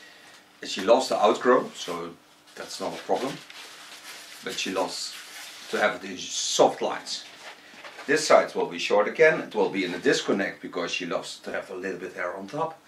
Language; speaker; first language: English; non-native, fluent; Dutch